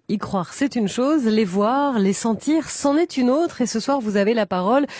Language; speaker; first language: French; native; French